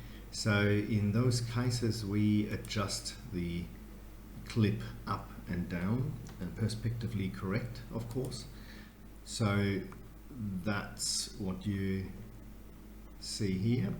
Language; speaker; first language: English; native; English